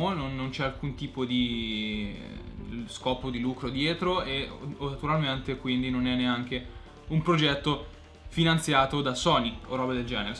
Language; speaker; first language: Italian; native; Italian